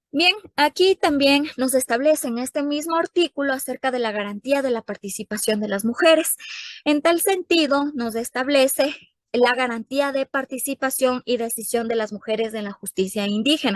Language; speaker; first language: Spanish; native; Spanish